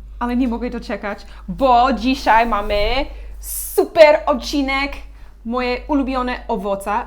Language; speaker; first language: Polish; non-native, learner; English